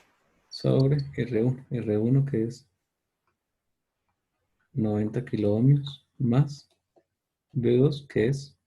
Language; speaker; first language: Spanish; native; Spanish